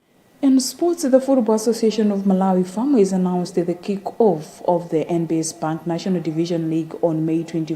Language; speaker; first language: English; non-native, local second language; Nyanja